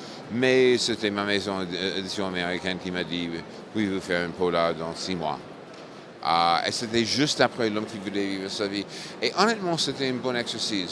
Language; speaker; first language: French; non-native, fluent; English